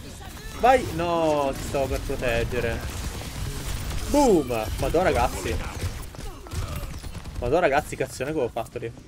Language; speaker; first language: Italian; native; Italian